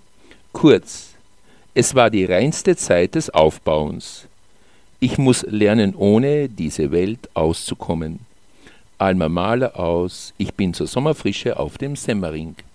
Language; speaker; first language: German; native; German